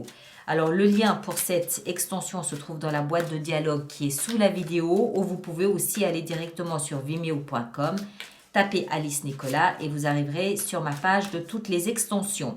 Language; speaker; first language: French; native; French